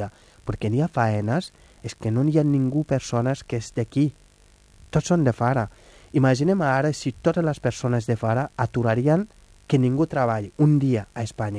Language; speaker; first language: Catalan; non-native, fluent; Wolof